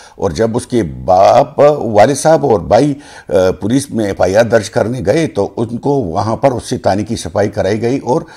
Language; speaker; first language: Urdu; non-native, local second language; Pashto